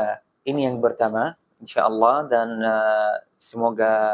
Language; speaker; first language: Indonesian; non-native, fluent; Arabic